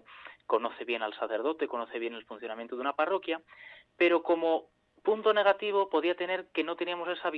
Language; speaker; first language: Spanish; native; Spanish